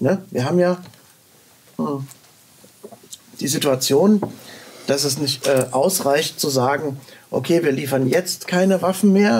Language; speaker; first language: German; native; German